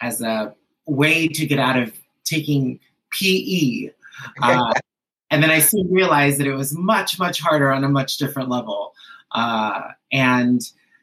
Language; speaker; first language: English; early bilingual, other home language; Spanish